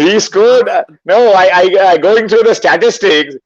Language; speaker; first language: English; non-native, local second language; Bangla